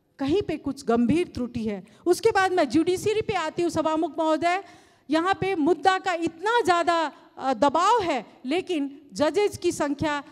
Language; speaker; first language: Hindi; non-native, local second language; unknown